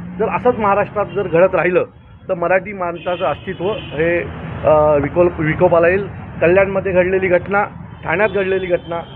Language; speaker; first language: Marathi; native; Marathi